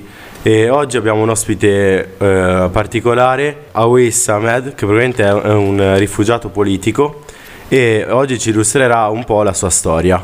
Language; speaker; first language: Italian; native; Italian